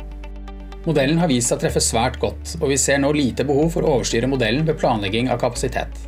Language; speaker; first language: Norwegian; native; Norwegian